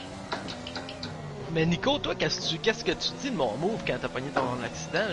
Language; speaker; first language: French; native; French